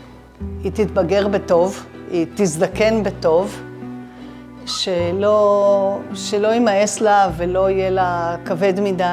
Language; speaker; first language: Hebrew; native; Hebrew